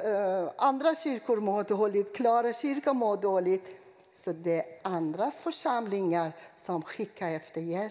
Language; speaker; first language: Swedish; non-native, fluent; Persian